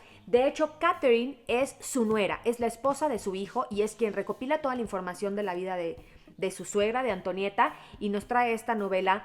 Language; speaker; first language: Spanish; native; Spanish